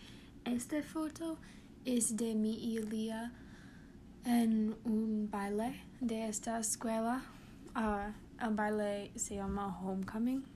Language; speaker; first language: Spanish; non-native, learner; English